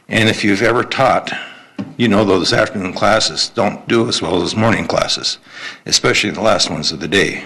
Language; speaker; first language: English; native; English